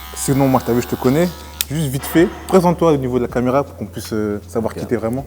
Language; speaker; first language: French; native; French